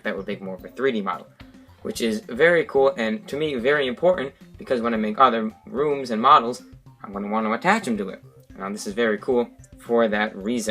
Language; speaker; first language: English; native; English